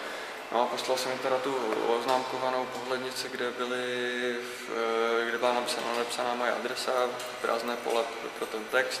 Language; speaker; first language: Czech; native; Czech